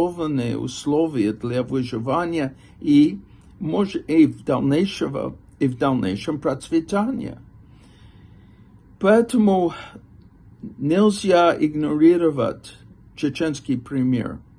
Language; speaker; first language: Russian; non-native, fluent; English